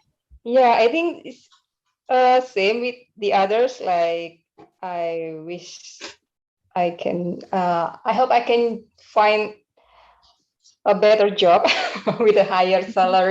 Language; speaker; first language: English; non-native, learner; Indonesian